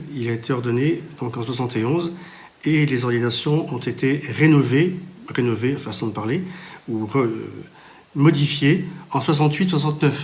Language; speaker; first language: French; native; French